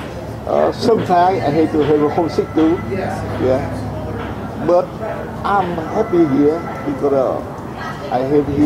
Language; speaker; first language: English; non-native, learner; Vietnamese